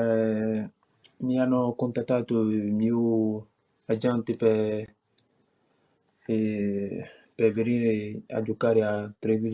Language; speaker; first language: Italian; non-native, learner; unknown